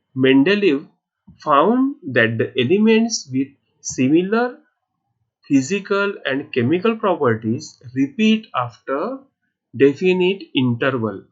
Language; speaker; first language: English; non-native, local second language; Marathi